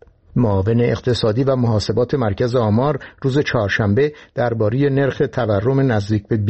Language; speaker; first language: Persian; native; Persian